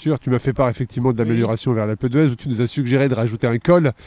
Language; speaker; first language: French; native; French